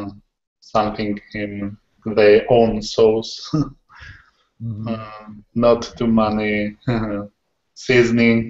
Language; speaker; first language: English; non-native, learner; Polish